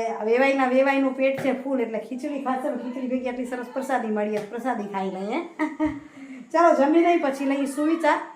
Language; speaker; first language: Gujarati; non-native, local second language; Kachhi